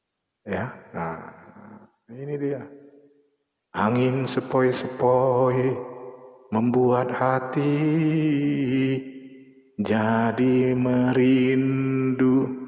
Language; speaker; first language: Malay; non-native, local second language; Achinese